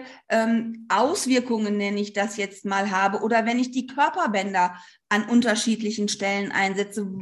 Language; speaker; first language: German; native; German